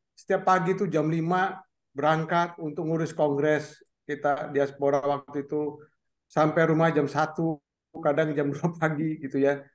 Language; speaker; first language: Indonesian; native; Indonesian